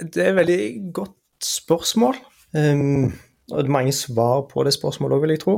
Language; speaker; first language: Norwegian; native; Norwegian